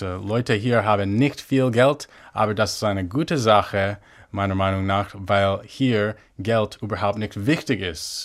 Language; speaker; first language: German; non-native, fluent; English